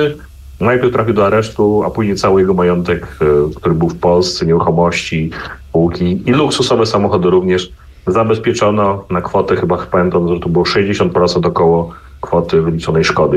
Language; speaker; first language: Polish; native; Polish